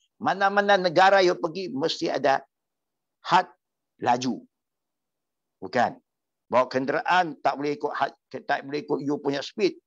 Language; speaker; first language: Malay; non-native, local second language; Chinese